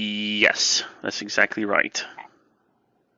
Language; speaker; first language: English; native; English